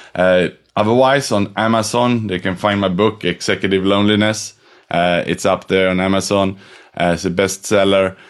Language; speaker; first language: English; non-native, fluent; Swedish